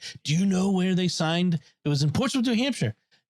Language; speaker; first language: English; native; English